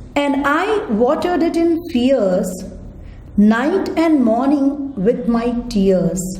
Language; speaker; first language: English; non-native, local second language; Kannada